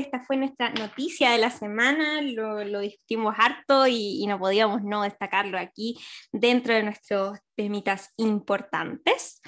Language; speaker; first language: Spanish; native; Spanish